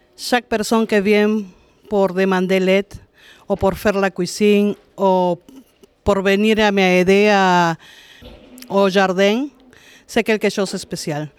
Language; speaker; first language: French; non-native, fluent; Spanish